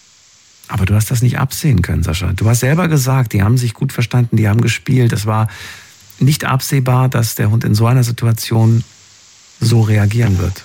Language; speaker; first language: German; native; German